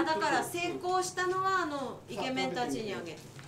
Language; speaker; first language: Japanese; native; Japanese